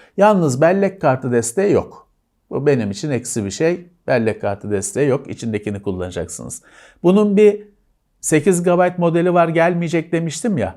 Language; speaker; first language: Turkish; native; Turkish